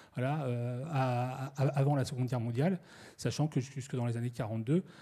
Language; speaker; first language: French; native; French